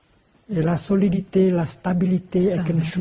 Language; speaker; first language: French; non-native, fluent; Vietnamese